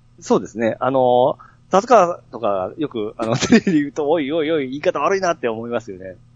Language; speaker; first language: Japanese; native; Japanese